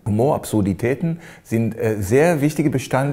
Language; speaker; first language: German; non-native, fluent; Hebrew